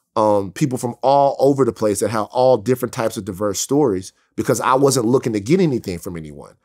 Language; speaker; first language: English; native; English